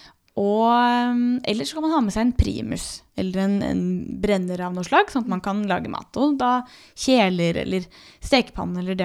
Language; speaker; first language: Norwegian; native; Norwegian